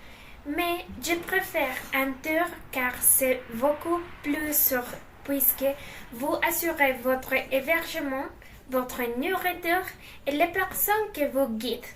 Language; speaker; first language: French; non-native, learner; Spanish